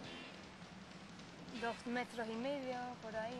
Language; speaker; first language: Spanish; non-native, fluent; English